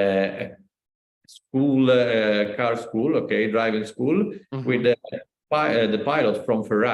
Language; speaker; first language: English; non-native, learner; Italian